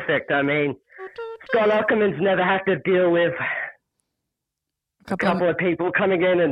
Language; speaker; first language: English; native; English